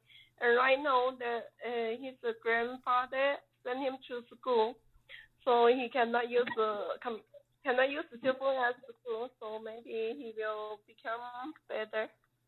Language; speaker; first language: English; non-native, learner; Chinese